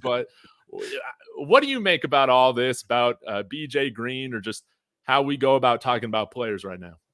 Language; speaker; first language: English; native; English